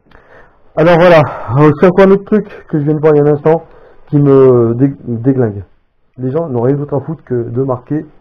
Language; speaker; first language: French; native; French